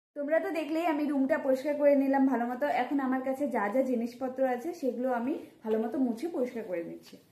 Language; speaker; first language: Bangla; non-native, local second language; Hindi